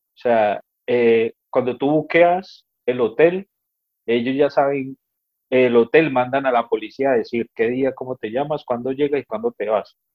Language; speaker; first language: Spanish; native; Spanish